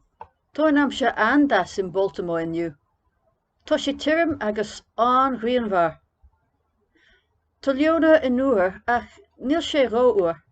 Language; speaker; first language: Irish; non-native, learner; English